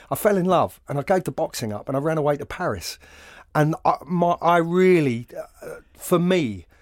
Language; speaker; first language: English; native; English